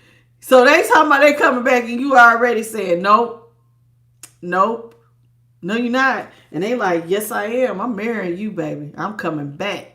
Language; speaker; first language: English; native; English